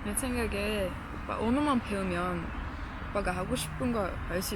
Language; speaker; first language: Korean; non-native, fluent; Swedish